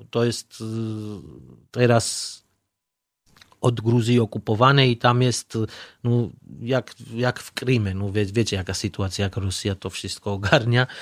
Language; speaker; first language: Polish; non-native, learner; Georgian